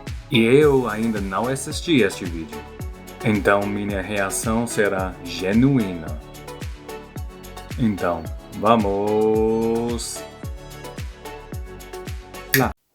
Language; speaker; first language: Portuguese; non-native, fluent; English